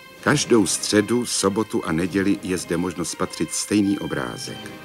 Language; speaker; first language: Czech; native; Czech